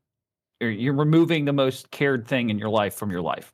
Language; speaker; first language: English; native; English